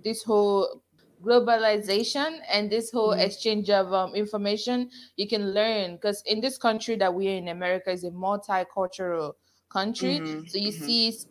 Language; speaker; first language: English; non-native, local second language; Igbo